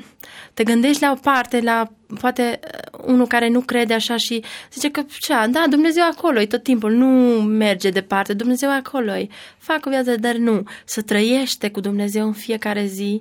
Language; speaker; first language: Romanian; non-native, learner; Albanian